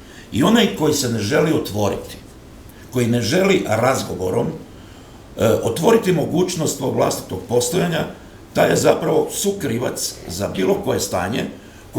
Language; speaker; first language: Croatian; native; Croatian